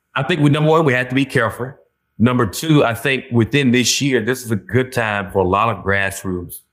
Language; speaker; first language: English; native; English